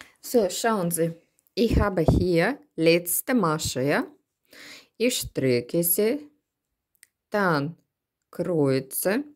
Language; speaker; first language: German; non-native, learner; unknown